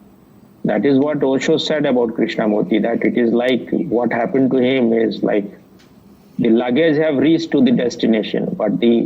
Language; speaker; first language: English; non-native, fluent; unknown